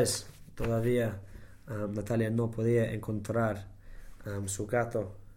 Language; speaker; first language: Spanish; non-native, learner; English